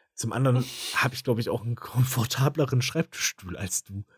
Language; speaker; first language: German; native; German